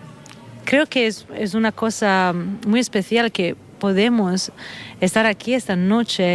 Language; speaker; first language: Spanish; non-native, fluent; Italian